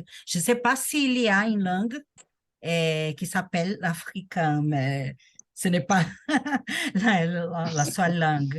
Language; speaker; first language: French; non-native, learner; Portuguese